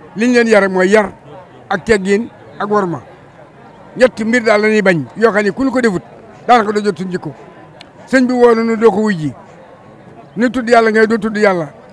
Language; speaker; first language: Wolof; native; Wolof